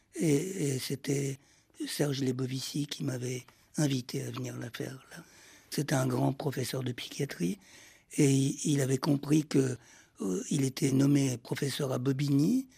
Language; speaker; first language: French; early bilingual, heritage; French